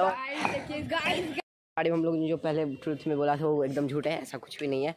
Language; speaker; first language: Hindi; native; Hindi